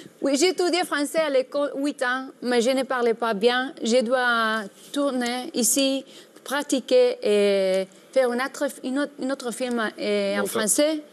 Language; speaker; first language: French; non-native, learner; Spanish